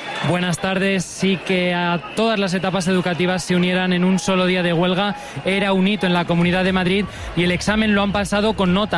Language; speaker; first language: Spanish; native; Spanish